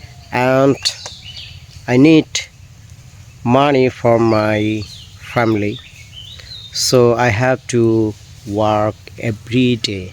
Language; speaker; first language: English; non-native, learner; Bangla